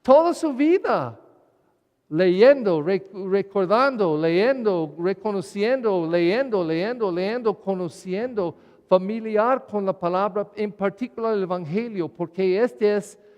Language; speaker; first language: Spanish; non-native, learner; English